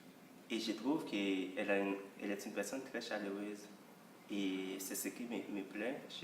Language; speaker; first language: French; non-native, local second language; Haitian Creole